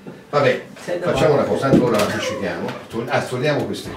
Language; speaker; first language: Italian; native; Italian